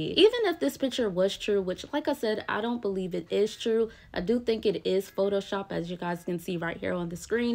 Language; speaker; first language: English; native; English